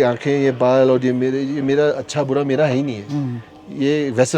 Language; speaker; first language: Hindi; native; Hindi